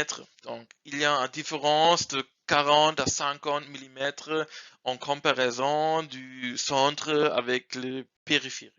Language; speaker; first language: French; non-native, learner; German